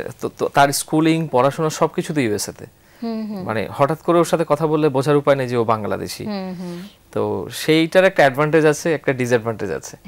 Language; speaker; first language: Bangla; native; Bangla